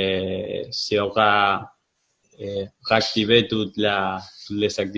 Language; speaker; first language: French; non-native, fluent; Spanish